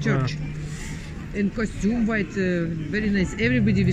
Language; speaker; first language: English; non-native, learner; Russian